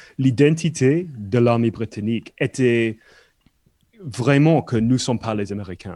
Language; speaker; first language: French; non-native, fluent; English